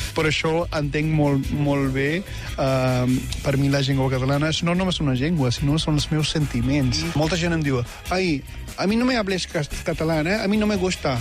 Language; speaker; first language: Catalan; non-native, fluent; Punjabi